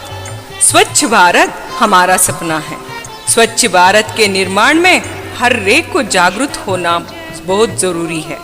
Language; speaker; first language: Hindi; native; Hindi